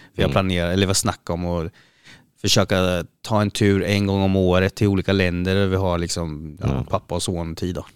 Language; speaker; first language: Swedish; early bilingual, other home language; Spanish